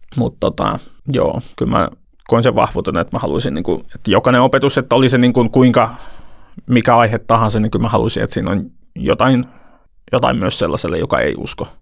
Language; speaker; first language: Finnish; native; Finnish